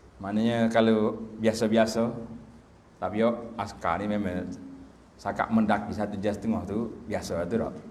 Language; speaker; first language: Malay; native; Malay